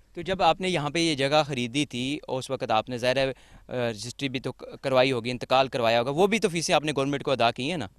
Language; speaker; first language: Urdu; non-native, local second language; Punjabi